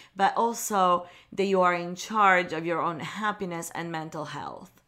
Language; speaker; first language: English; non-native, fluent; Italian